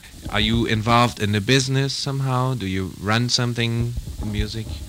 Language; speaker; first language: English; non-native, fluent; German